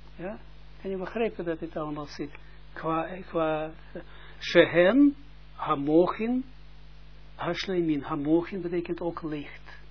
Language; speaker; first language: Dutch; non-native, fluent; Russian